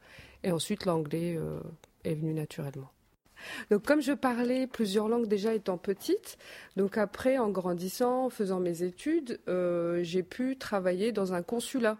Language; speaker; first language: French; non-native, local second language; Arabic